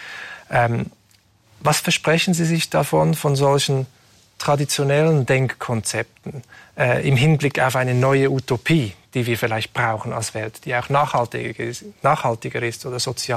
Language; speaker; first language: German; native; German